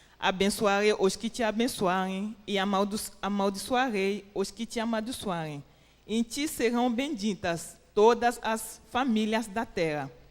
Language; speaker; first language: Portuguese; non-native, fluent; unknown